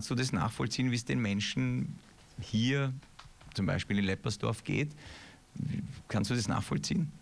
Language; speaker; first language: German; native; German